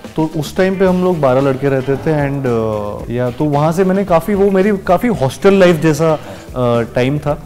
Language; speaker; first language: Hindi; native; Hindi